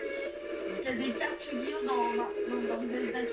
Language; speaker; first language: French; native; French